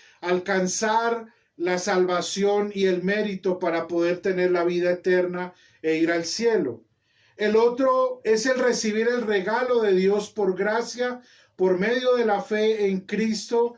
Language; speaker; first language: Spanish; native; Spanish